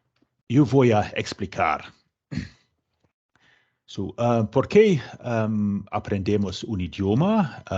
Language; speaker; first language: Spanish; non-native, fluent; English